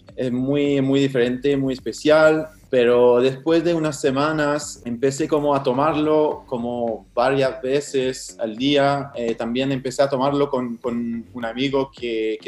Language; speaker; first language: Spanish; non-native, fluent; English